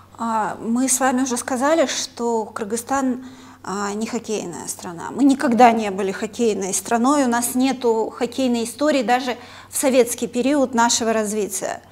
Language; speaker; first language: Russian; native; Russian